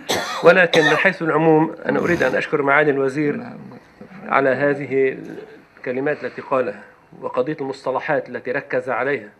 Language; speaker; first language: Arabic; native; Arabic